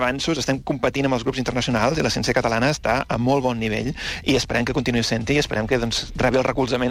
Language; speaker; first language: Catalan; native; Catalan